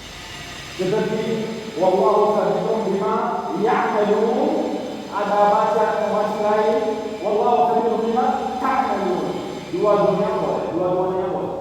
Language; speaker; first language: Indonesian; non-native, learner; Arabic